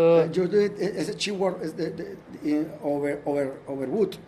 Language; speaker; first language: English; non-native, learner; Spanish